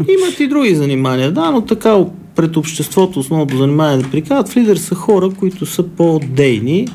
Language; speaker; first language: Bulgarian; native; Bulgarian